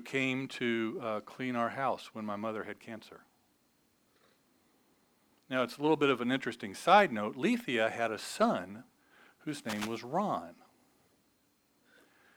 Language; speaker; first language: English; native; English